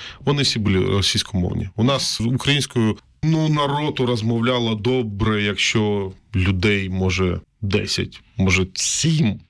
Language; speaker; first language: Ukrainian; non-native, local second language; Russian